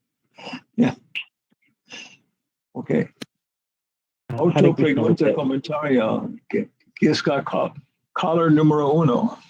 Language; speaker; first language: Spanish; non-native, fluent; English